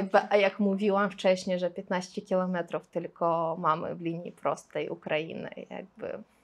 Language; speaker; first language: Polish; non-native, fluent; Russian